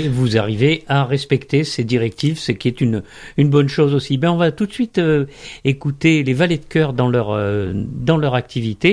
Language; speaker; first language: French; native; French